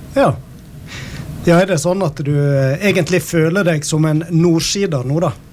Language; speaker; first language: Norwegian; native; Norwegian